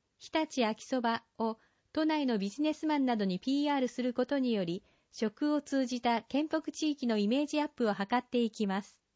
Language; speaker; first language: Japanese; native; Japanese